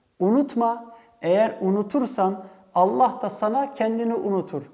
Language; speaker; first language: Turkish; early bilingual, heritage; Turkish